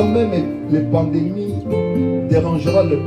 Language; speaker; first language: French; non-native, local second language; Lingala